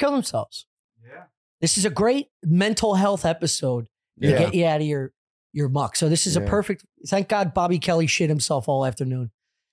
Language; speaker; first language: English; native; English